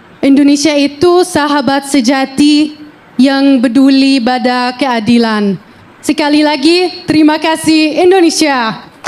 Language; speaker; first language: Indonesian; non-native, fluent; Arabic